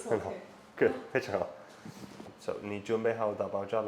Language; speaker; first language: Chinese; non-native, fluent; English